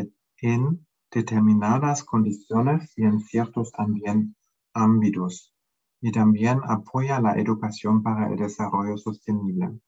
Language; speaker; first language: Spanish; non-native, fluent; German